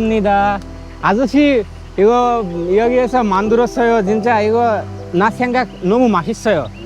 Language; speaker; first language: Korean; non-native, learner; Bangla